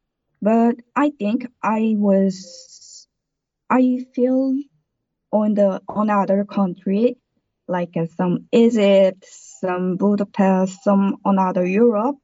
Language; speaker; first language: English; non-native, learner; Korean